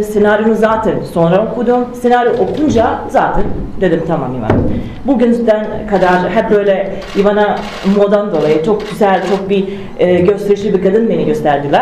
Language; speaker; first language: Turkish; non-native, fluent; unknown